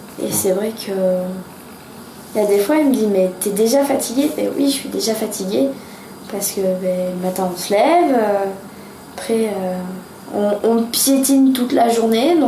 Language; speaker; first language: French; native; French